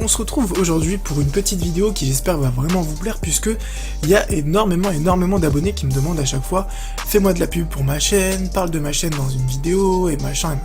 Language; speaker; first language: French; native; French